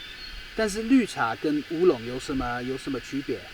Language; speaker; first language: Chinese; non-native, fluent; English